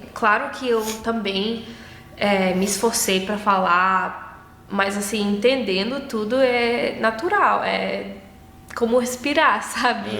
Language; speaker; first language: Portuguese; early bilingual, heritage; English